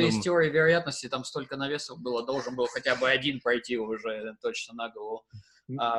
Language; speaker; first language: Russian; native; Russian